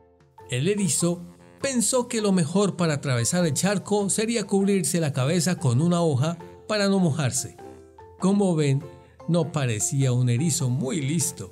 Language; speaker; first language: Spanish; native; Spanish